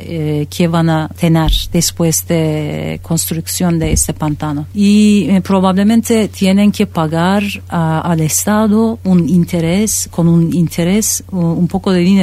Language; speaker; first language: Spanish; non-native, fluent; Turkish